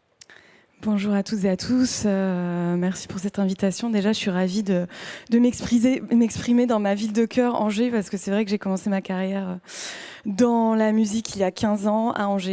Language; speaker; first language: French; native; French